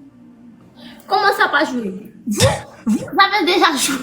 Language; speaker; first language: French; native; French